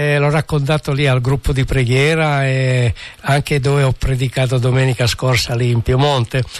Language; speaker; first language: Italian; native; Italian